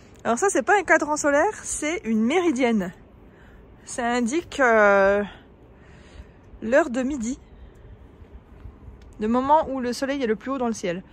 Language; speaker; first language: French; native; French